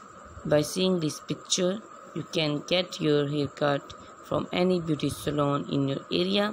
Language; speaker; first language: English; non-native, learner; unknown